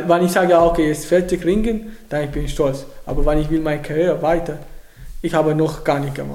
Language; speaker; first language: German; non-native, learner; Arabic